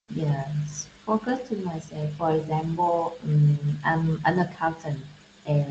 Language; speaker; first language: English; non-native, learner; Vietnamese